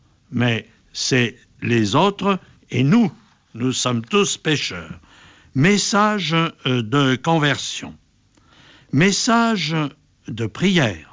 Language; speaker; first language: French; native; French